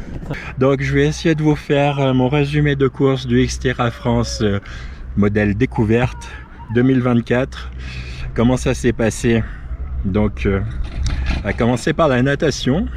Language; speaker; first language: French; native; French